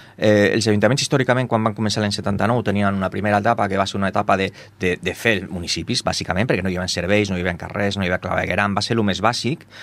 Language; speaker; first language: Catalan; non-native, local second language; Spanish